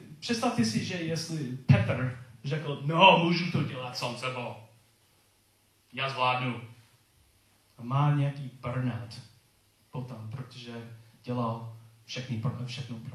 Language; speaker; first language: Czech; non-native, learner; English